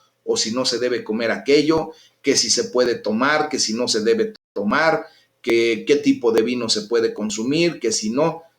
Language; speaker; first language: Spanish; native; Spanish